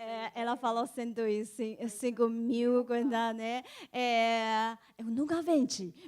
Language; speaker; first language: Portuguese; non-native, learner; Chinese